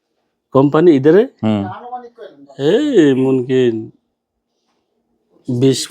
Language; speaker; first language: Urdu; non-native, learner; Bangla